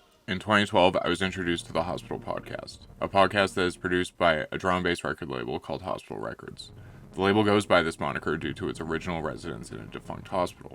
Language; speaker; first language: English; native; English